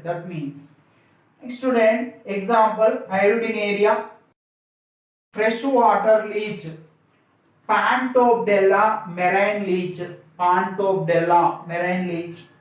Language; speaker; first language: English; non-native, local second language; Telugu